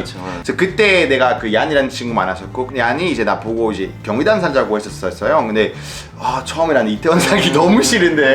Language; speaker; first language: Korean; non-native, fluent; French